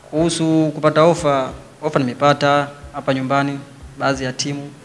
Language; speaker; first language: Swahili; native; Swahili